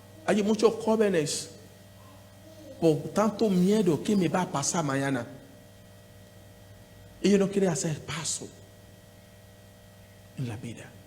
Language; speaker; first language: Spanish; non-native, learner; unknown